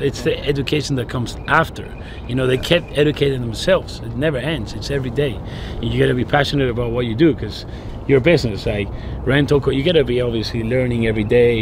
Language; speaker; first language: English; non-native, fluent; Spanish